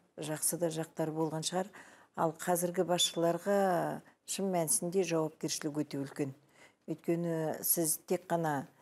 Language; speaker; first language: Kazakh; native; Kazakh